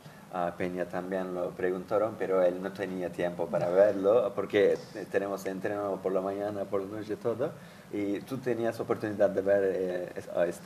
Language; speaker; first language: Spanish; non-native, fluent; Turkish